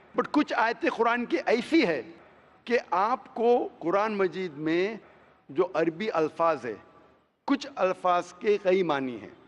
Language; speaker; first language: Hindi; non-native, local second language; Konkani